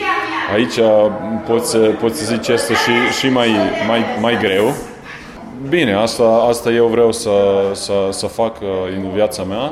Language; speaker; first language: Romanian; non-native, learner; Serbian